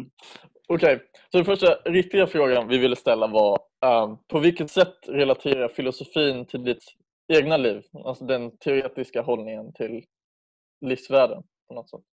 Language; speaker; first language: Swedish; native; Swedish